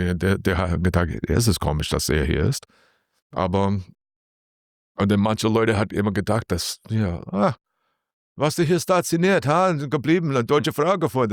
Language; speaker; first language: German; non-native, learner; English